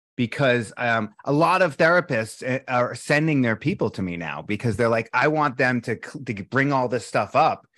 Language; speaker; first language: English; native; English